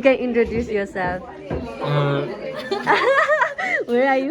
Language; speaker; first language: English; non-native, local second language; Nepali